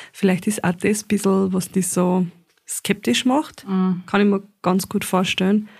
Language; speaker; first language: German; native; German